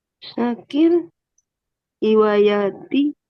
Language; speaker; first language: Arabic; non-native, learner; Indonesian